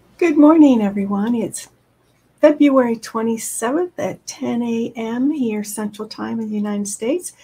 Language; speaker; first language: English; native; English